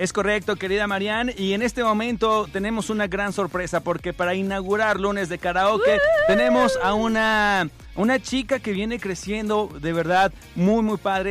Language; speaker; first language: Spanish; native; Spanish